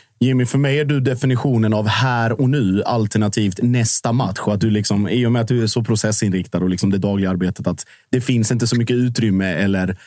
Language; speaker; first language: Swedish; native; Swedish